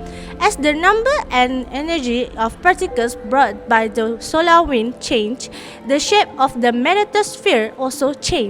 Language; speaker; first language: English; non-native, local second language; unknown